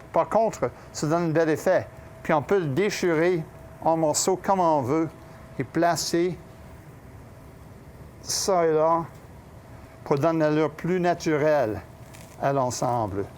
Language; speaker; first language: French; native; French